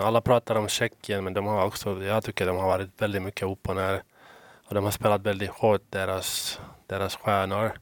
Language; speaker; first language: Swedish; non-native, local second language; Finnish